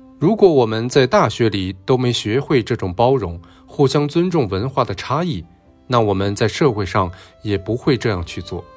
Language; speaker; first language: Chinese; non-native, local second language; Cantonese